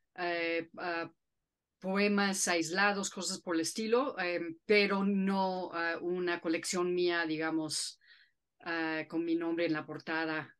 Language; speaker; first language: Spanish; non-native, fluent; English